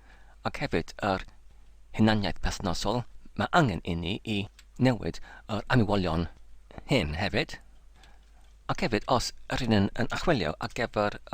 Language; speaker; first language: Welsh; non-native, learner; English